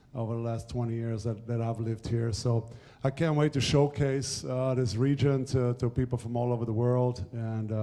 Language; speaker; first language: English; non-native, fluent; German